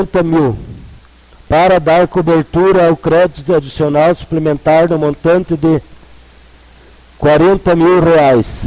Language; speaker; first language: Portuguese; native; Portuguese